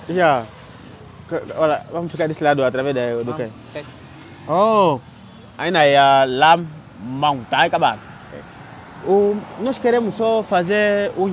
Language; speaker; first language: Portuguese; non-native, learner; Vietnamese